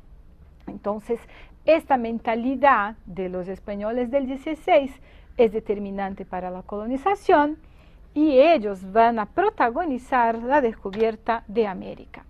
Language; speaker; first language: Spanish; non-native, fluent; Portuguese